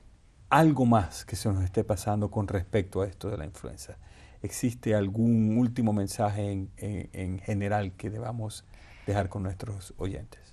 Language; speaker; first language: Spanish; native; Spanish